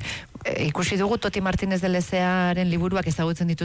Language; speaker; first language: Basque; native; Basque